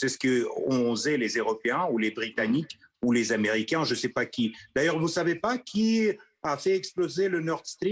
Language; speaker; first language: French; non-native, fluent; Russian